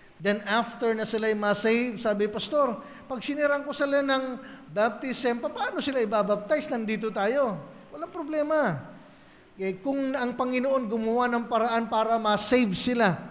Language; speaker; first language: Filipino; native; Filipino